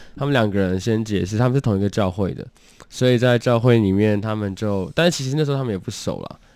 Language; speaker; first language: Chinese; native; Chinese